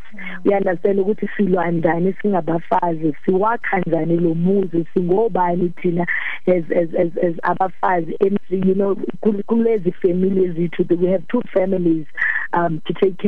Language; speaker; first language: English; non-native, local second language; Xhosa